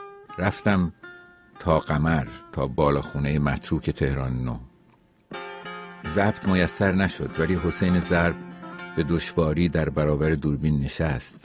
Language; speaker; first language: Persian; native; Persian